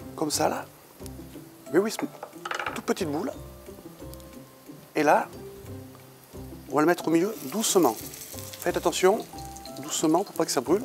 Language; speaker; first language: French; native; French